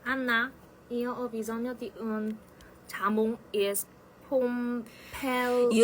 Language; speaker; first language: Italian; non-native, learner; Korean